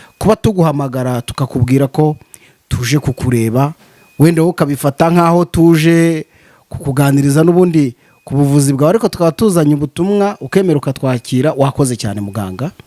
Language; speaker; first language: Kinyarwanda; native; Kinyarwanda